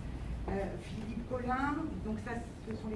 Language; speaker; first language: French; native; French